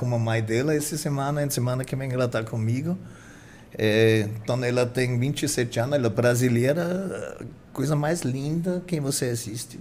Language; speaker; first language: Portuguese; non-native, fluent; German